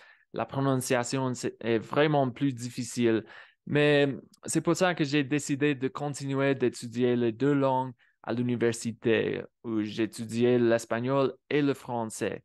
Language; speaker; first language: French; non-native, fluent; English